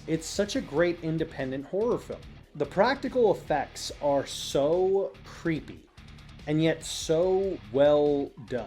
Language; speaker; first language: English; native; English